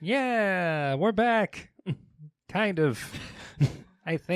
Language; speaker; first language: English; native; English